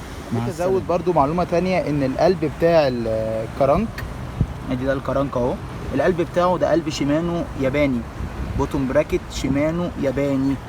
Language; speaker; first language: Arabic; native; Arabic